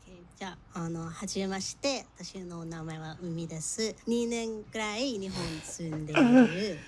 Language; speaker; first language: Japanese; non-native, learner; English